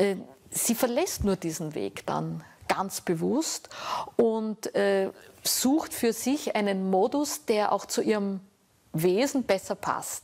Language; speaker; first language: German; native; German